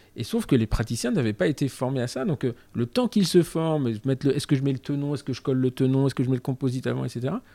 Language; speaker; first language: French; native; French